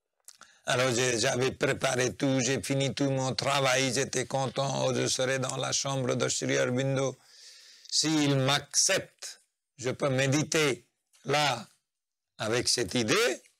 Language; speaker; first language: French; non-native, fluent; Nepali